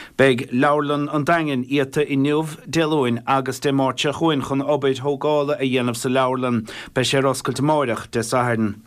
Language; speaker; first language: Irish; native; Irish